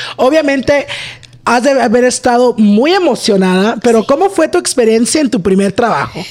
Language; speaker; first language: Spanish; early bilingual, heritage; Spanish